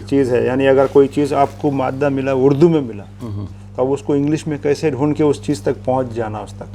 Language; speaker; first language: Urdu; native; Urdu